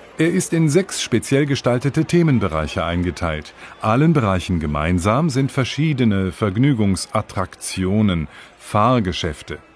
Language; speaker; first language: German; native; German